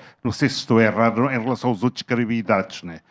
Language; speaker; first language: Portuguese; native; Portuguese